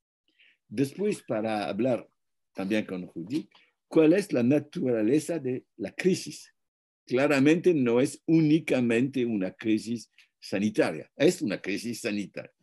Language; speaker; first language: Spanish; non-native, fluent; French